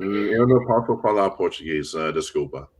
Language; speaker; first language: Portuguese; non-native, learner; English